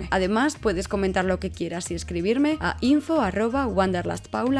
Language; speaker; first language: Spanish; native; Spanish